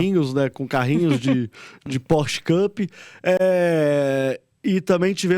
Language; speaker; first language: Portuguese; native; Portuguese